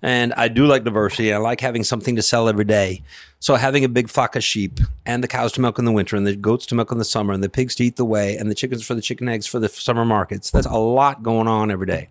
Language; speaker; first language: English; native; English